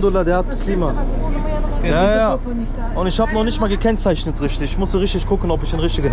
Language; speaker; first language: German; early bilingual, other home language; Turkish